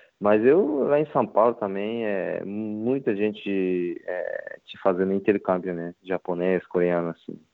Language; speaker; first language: Portuguese; non-native, learner; Japanese